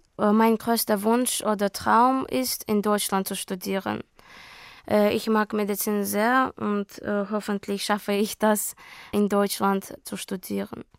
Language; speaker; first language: German; non-native, learner; Azerbaijani